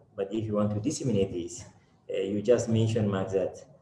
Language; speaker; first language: English; non-native, fluent; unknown